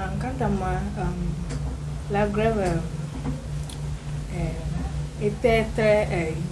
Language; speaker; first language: French; non-native, learner; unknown